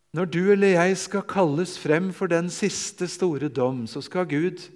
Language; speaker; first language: Norwegian; native; Norwegian